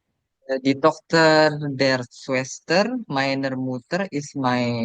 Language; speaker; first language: German; non-native, learner; Indonesian